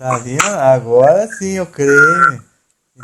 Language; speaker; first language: Portuguese; native; Portuguese